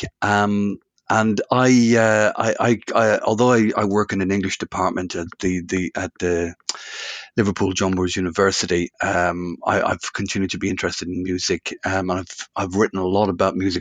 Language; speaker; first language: English; native; English